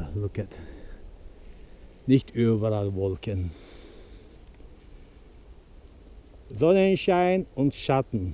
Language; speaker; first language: German; non-native, fluent; Turkish